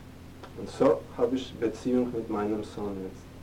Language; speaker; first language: German; non-native, fluent; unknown